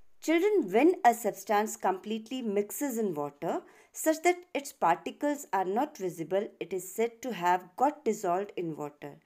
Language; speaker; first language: English; non-native, local second language; Hindi